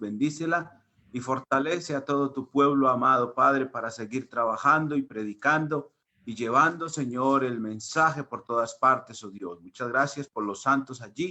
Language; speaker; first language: Spanish; native; Spanish